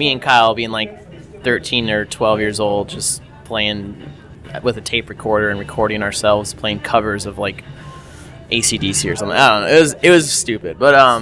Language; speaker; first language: English; native; English